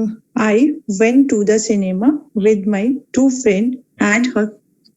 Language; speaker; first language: English; non-native, learner; Hindi